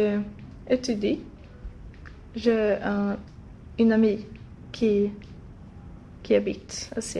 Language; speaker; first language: French; non-native, learner; Swedish